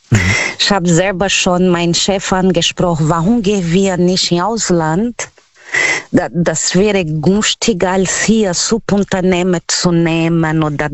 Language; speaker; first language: German; non-native, learner; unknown